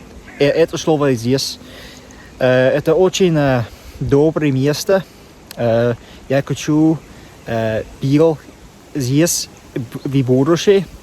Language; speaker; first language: Russian; non-native, learner; English